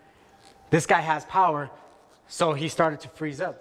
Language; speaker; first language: English; native; English